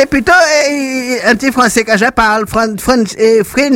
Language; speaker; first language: French; native; French